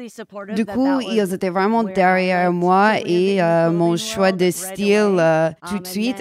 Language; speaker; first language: French; non-native, learner; English